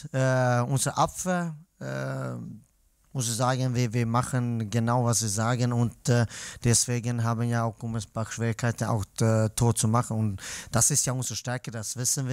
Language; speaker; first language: German; non-native, fluent; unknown